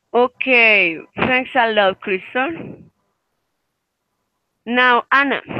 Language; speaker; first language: English; non-native, fluent; Spanish